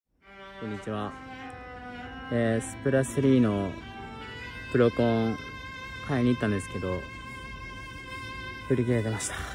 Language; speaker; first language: Japanese; native; Japanese